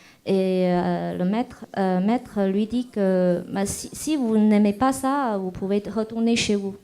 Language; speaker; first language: French; non-native, fluent; Chinese